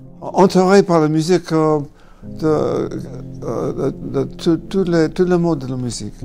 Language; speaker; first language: French; non-native, learner; English